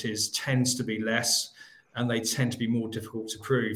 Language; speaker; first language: English; native; English